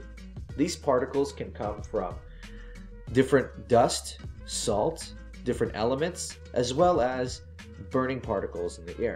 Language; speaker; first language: English; native; English